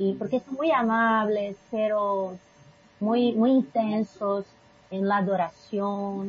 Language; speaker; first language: Spanish; non-native, fluent; Portuguese